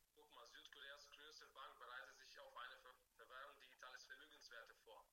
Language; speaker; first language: German; non-native, fluent; Bulgarian